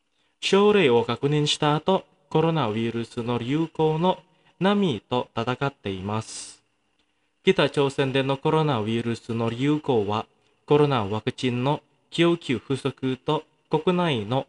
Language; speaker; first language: Japanese; non-native, fluent; Indonesian